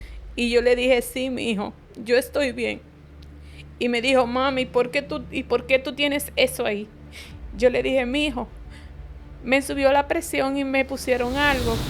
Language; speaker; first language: Spanish; native; Spanish